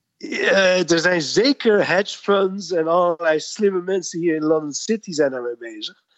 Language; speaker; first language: Dutch; native; Dutch